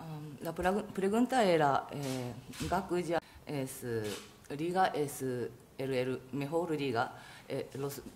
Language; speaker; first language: Spanish; non-native, fluent; Japanese